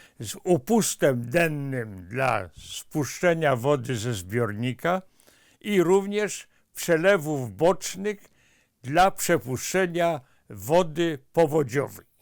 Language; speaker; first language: Polish; native; Polish